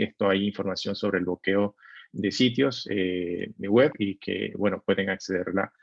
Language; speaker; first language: Spanish; native; Spanish